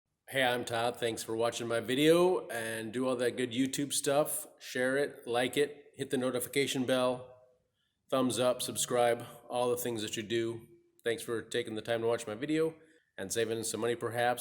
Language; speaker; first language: English; native; English